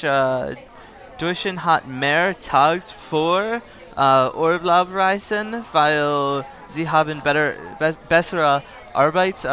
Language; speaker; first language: German; non-native, learner; English